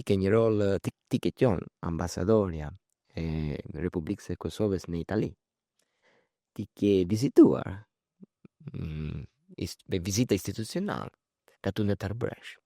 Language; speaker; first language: Albanian; early bilingual, heritage; Albanian